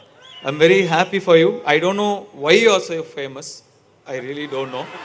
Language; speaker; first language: Telugu; non-native, learner; Tamil